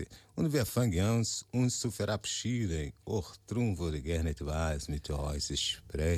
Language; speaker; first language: German; non-native, learner; Portuguese